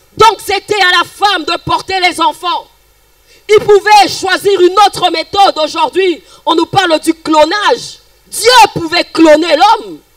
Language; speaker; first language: French; non-native, local second language; Lingala